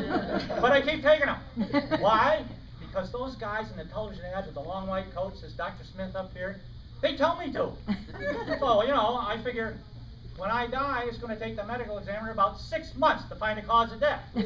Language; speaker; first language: English; native; English